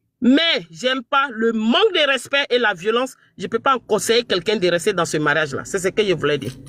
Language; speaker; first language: French; non-native, local second language; Mandingo